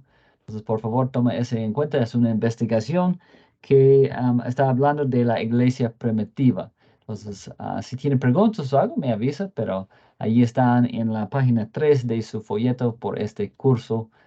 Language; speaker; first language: Spanish; non-native, fluent; English